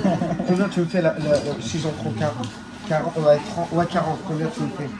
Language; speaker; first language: French; native; French